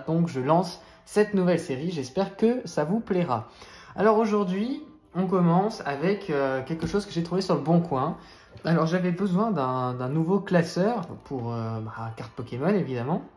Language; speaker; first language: French; native; French